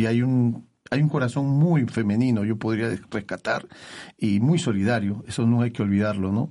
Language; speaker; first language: Spanish; native; Spanish